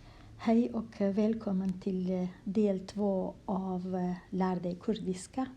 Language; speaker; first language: Swedish; non-native, fluent; Kurdish